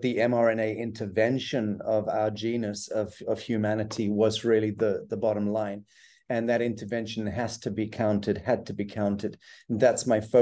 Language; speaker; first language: English; native; English